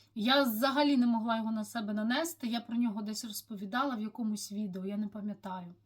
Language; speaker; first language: Ukrainian; non-native, local second language; Russian